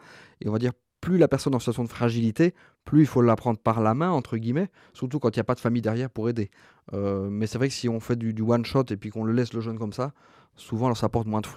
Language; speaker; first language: French; native; French